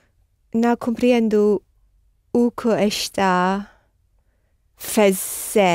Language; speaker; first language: Portuguese; non-native, learner; English